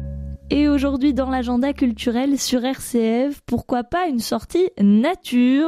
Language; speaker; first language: French; native; French